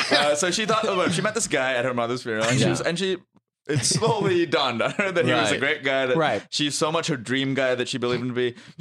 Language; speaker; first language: English; non-native, local second language; Hindi